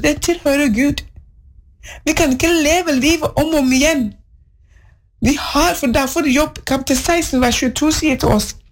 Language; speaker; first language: Norwegian; non-native, learner; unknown